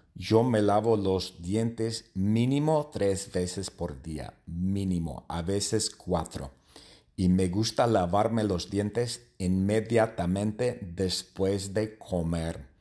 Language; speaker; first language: Spanish; non-native, learner; English